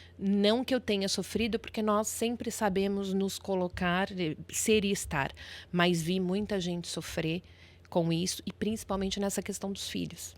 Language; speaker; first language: Portuguese; native; Portuguese